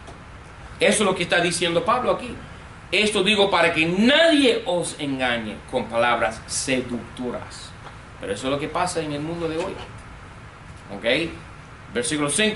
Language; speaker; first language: Spanish; non-native, fluent; English